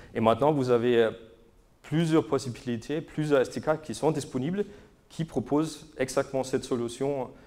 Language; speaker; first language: French; non-native, fluent; German